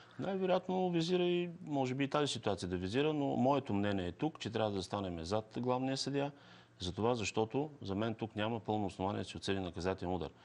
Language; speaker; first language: Bulgarian; native; Bulgarian